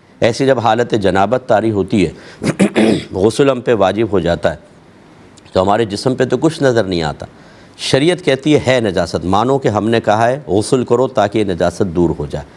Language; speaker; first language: Urdu; native; Urdu